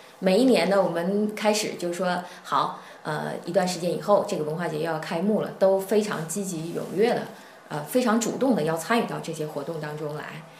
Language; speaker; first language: Chinese; native; Chinese